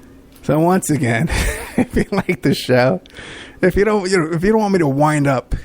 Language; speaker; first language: English; native; English